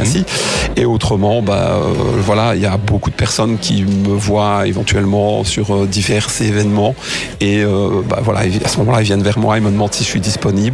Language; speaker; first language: French; native; French